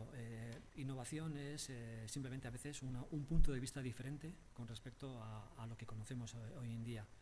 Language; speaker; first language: Spanish; native; Spanish